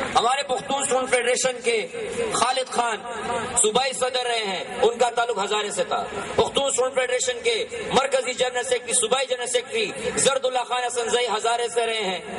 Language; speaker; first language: Urdu; non-native, local second language; Pashto